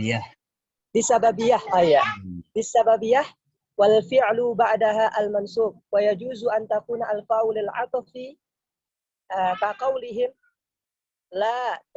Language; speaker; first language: Arabic; non-native, learner; Indonesian